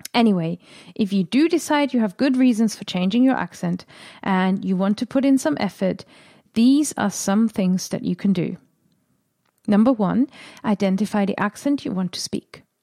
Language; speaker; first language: English; non-native, fluent; German